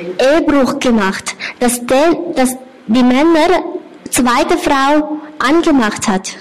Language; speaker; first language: German; non-native, learner; Thai